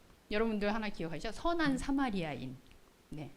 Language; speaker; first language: Korean; native; Korean